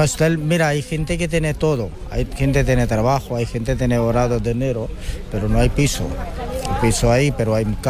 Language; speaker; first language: Spanish; non-native, learner; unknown